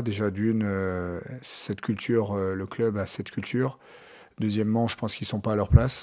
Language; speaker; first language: French; native; French